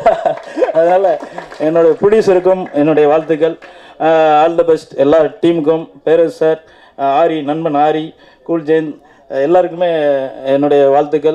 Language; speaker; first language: Tamil; native; Tamil